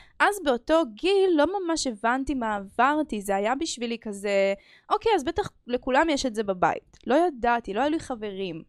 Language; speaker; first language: Hebrew; early bilingual, other home language; Russian